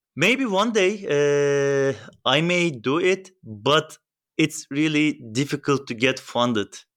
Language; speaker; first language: English; non-native, fluent; Turkish